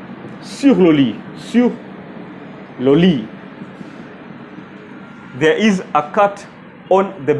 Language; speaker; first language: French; non-native, fluent; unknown